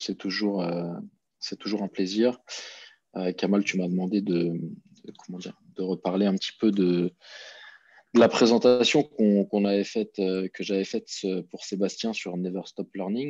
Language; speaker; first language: French; native; French